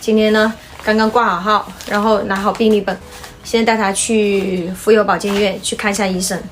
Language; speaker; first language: Chinese; native; Chinese